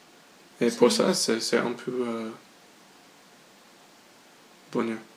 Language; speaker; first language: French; non-native, learner; English